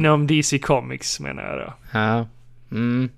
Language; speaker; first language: Swedish; native; Swedish